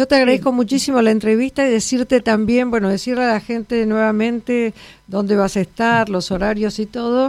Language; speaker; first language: Spanish; native; Spanish